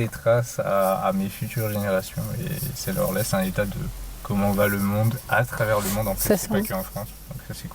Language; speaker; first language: French; native; French